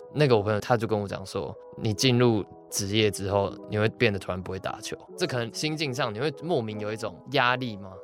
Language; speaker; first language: Chinese; native; Chinese